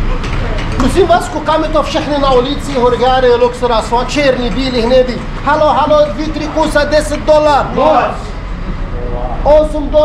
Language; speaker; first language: Czech; non-native, learner; Arabic